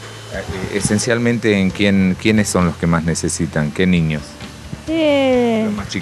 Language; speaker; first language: Spanish; native; Spanish